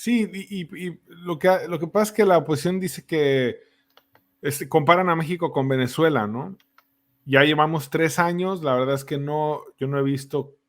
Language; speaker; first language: Spanish; native; Spanish